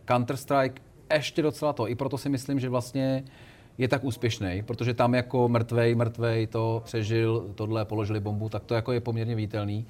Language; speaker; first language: Czech; native; Czech